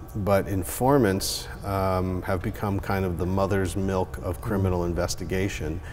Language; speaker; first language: English; native; English